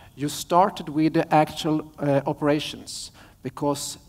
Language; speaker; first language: English; non-native, fluent; Swedish